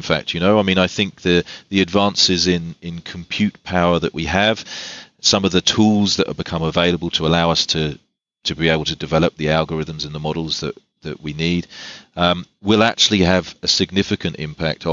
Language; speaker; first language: English; native; English